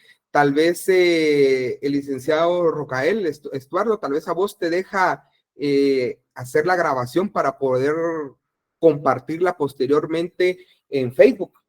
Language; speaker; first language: Spanish; native; Spanish